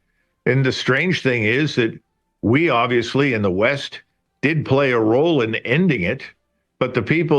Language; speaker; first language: English; native; English